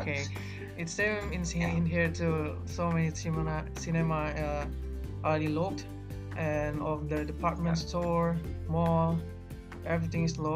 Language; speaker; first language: English; non-native, learner; Indonesian